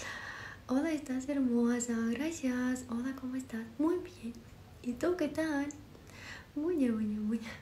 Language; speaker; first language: Spanish; non-native, learner; Ukrainian